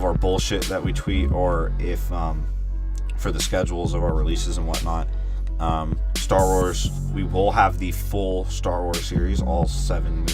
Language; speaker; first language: English; native; English